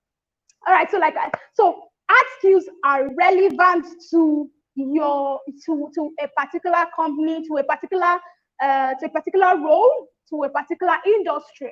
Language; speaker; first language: English; non-native, local second language; Yoruba